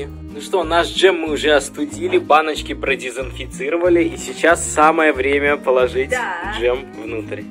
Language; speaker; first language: Russian; native; Russian